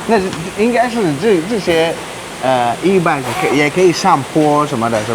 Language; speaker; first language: Chinese; non-native, learner; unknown